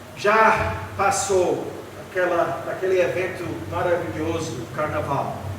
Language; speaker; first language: Portuguese; non-native, fluent; English